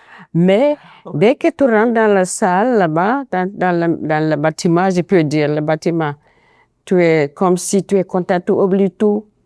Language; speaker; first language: French; non-native, fluent; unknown